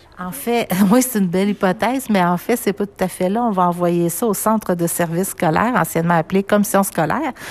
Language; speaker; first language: French; native; French